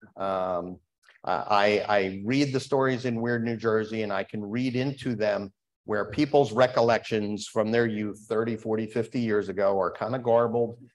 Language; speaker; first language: English; native; English